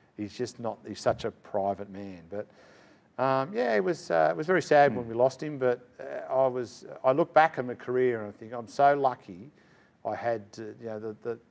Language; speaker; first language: English; native; English